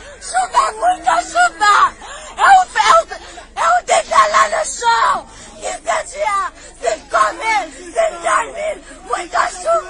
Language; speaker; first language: Portuguese; non-native, learner; Haitian Creole